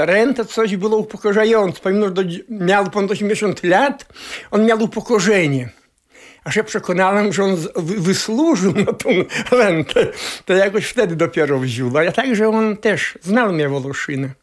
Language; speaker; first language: Polish; non-native, local second language; Belarusian